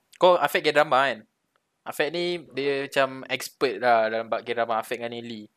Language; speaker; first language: Malay; native; Malay